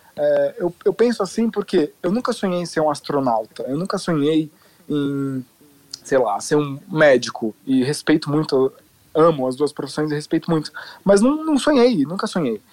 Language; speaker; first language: Portuguese; native; Portuguese